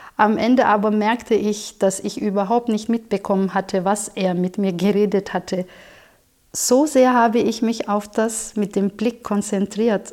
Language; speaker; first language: German; non-native, fluent; Turkish